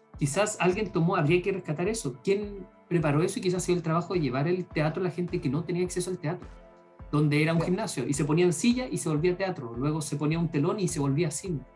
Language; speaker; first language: Spanish; native; Spanish